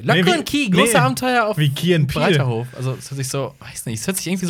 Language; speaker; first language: German; native; German